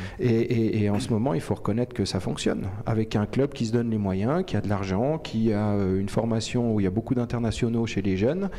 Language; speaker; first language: French; native; French